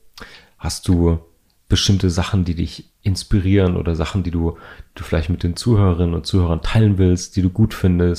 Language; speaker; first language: German; native; German